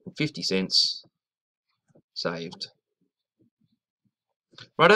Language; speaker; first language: English; native; English